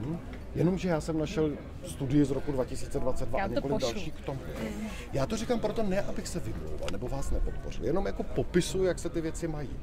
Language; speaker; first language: Czech; native; Czech